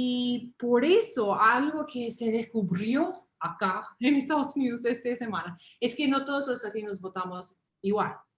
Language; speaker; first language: Spanish; early bilingual, heritage; English